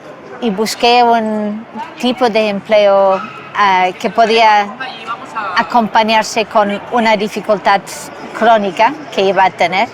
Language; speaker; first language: Spanish; non-native, local second language; English